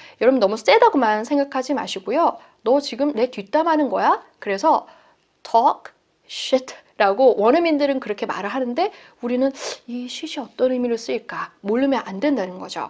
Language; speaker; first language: Korean; native; Korean